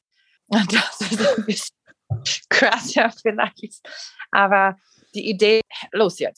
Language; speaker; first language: German; non-native, fluent; English